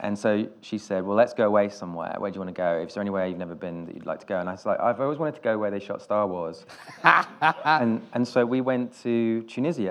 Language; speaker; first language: English; native; English